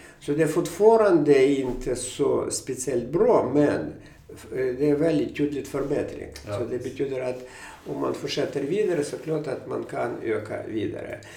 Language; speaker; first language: Swedish; non-native, fluent; Russian